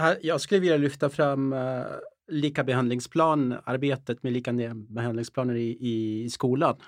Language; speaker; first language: Swedish; early bilingual, other home language; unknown